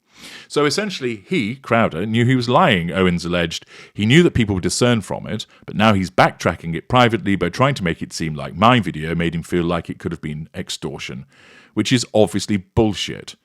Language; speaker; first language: English; native; English